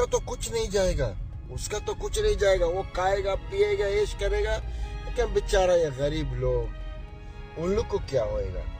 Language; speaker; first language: Hindi; non-native, learner; Arabic